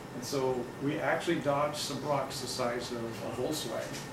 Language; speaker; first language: English; native; English